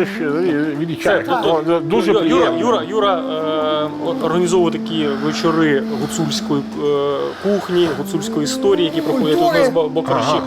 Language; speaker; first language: Ukrainian; native; Ukrainian